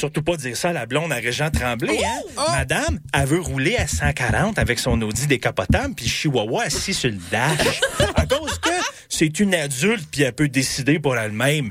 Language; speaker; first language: French; native; French